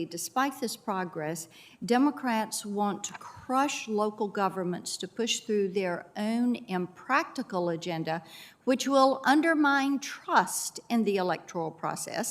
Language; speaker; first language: English; native; English